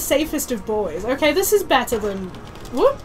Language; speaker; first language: English; native; English